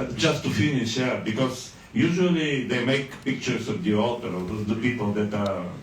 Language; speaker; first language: English; non-native, fluent; Bulgarian